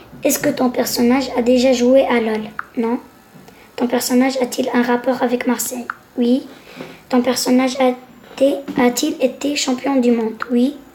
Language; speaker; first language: French; non-native, local second language; Arabic